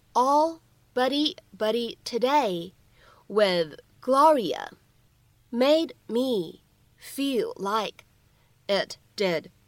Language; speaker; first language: English; non-native, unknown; Chinese